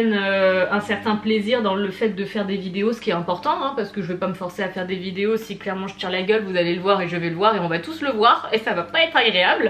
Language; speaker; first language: French; native; French